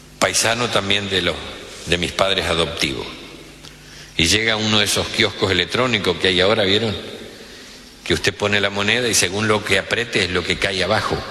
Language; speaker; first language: Spanish; native; Spanish